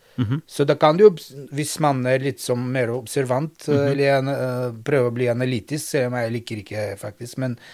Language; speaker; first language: Norwegian; non-native, fluent; Bulgarian